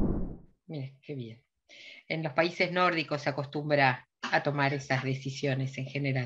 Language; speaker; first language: Spanish; native; Spanish